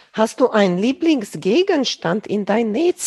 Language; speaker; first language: German; non-native, fluent; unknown